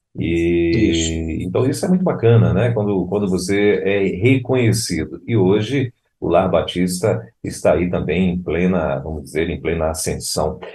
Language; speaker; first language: Portuguese; native; Portuguese